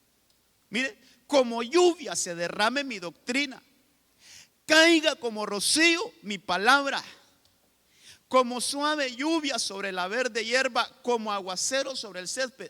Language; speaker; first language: Spanish; native; Spanish